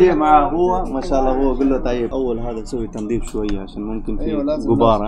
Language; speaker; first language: Arabic; non-native, learner; Bangla